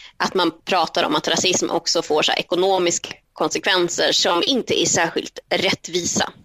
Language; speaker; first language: Swedish; early bilingual, other home language; Spanish